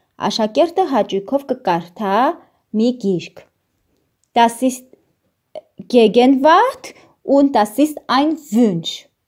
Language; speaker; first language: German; non-native, learner; Armenian